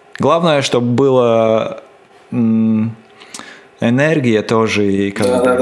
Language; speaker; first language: Russian; non-native, local second language; Latvian